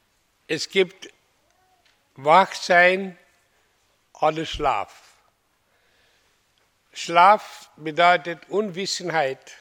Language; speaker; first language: German; non-native, fluent; Hindi